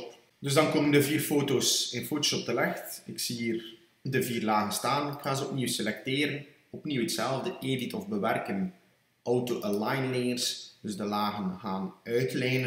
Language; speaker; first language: Dutch; native; Dutch